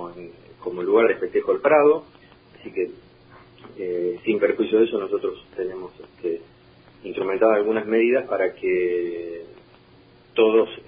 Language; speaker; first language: Spanish; native; Spanish